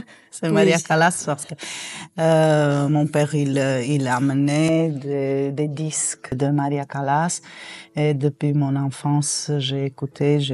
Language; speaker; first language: French; non-native, fluent; Armenian